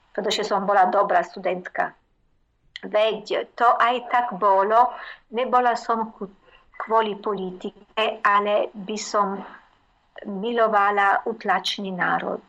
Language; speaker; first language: Slovak; non-native, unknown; Italian